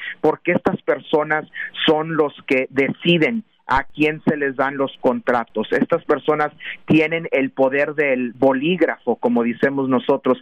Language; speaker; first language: Spanish; early bilingual, heritage; Spanish